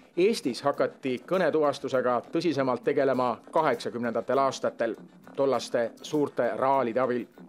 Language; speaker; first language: Estonian; native; Estonian